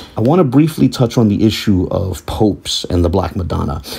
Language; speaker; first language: English; native; English